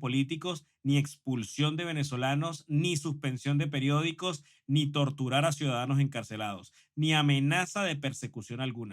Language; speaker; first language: Spanish; native; Spanish